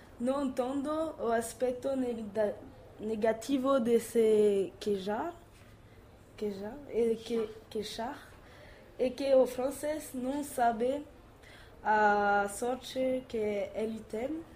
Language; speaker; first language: Portuguese; non-native, learner; French